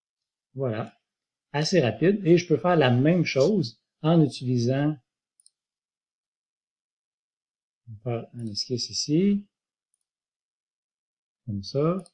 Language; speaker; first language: French; native; French